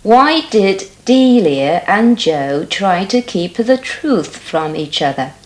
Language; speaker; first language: English; non-native, fluent; Chinese